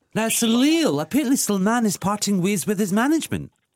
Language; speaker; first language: English; early bilingual, other home language; Punjabi